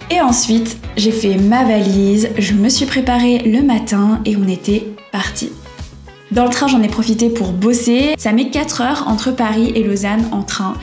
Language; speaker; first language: French; native; French